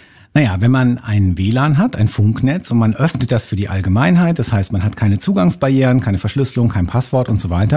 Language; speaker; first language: German; native; German